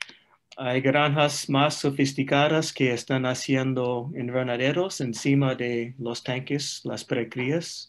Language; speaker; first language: Spanish; non-native, fluent; English